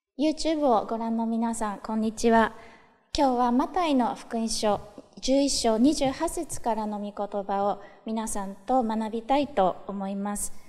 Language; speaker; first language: Japanese; native; Japanese